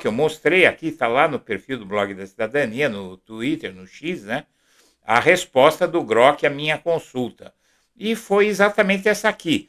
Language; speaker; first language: Portuguese; native; Portuguese